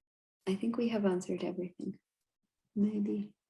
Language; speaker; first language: English; non-native, fluent; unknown